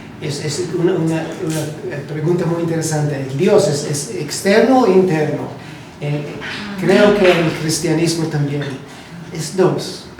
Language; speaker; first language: Spanish; non-native, learner; Hebrew